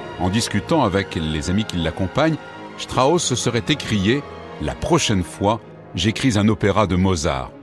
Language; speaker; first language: French; native; French